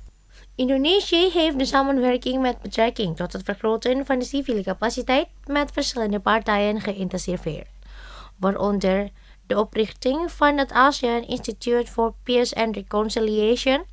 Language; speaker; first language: Dutch; non-native, fluent; Indonesian